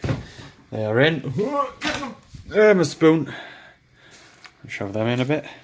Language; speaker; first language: English; native; English